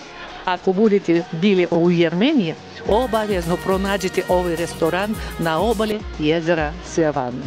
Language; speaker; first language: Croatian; non-native, fluent; Russian